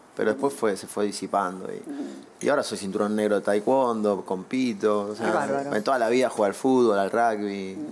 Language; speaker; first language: Spanish; native; Spanish